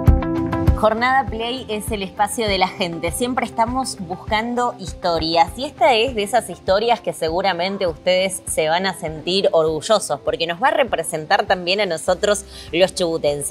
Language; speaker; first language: Spanish; native; Spanish